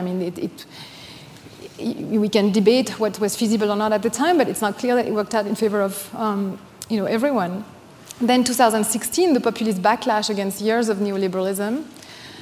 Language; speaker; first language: English; non-native, fluent; French